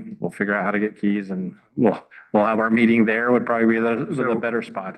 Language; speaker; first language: English; native; English